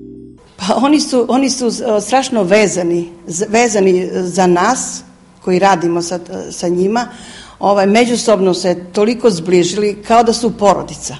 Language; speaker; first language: Serbian; native; Serbian